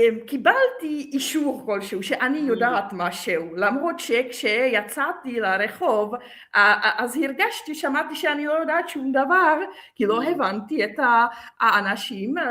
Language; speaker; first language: Hebrew; non-native, fluent; Czech